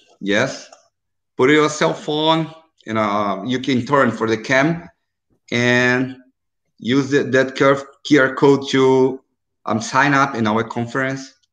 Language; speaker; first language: English; non-native, learner; Portuguese